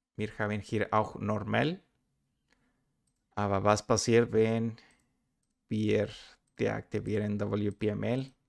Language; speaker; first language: German; non-native, learner; Spanish